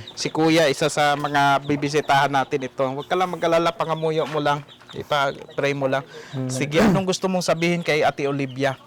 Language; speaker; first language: Filipino; non-native, local second language; Hiligaynon